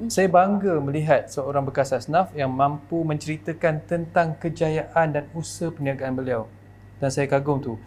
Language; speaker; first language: Malay; native; Malay